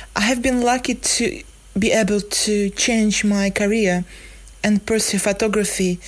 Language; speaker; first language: English; non-native, fluent; Russian